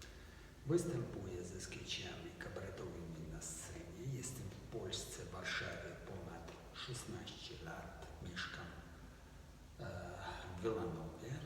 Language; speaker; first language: Polish; non-native, fluent; Armenian